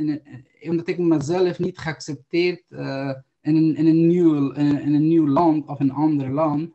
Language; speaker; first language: Dutch; non-native, learner; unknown